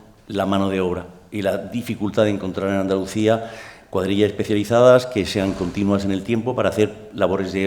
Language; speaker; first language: Spanish; native; Spanish